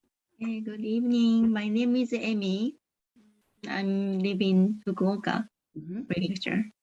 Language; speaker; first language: English; non-native, learner; Japanese